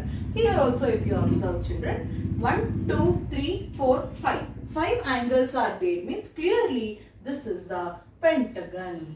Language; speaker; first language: English; non-native, local second language; Kannada